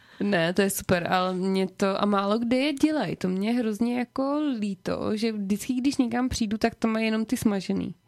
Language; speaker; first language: Czech; native; Czech